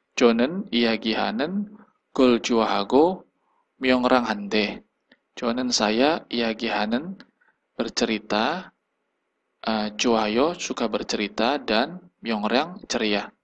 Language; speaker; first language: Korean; non-native, fluent; Indonesian